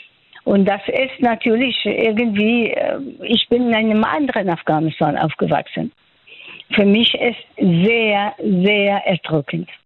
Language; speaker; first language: German; non-native, fluent; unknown